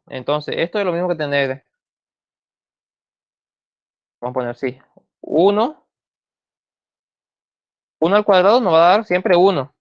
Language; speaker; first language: Spanish; native; Spanish